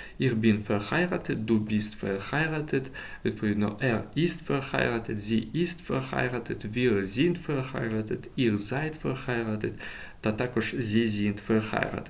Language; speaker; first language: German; non-native, fluent; Ukrainian